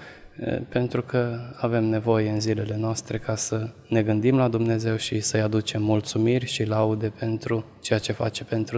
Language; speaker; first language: Romanian; non-native, local second language; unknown